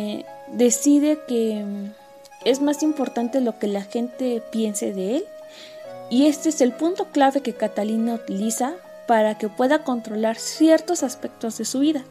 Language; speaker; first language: Spanish; native; Spanish